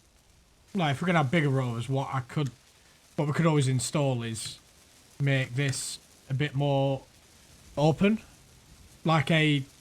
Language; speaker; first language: English; native; English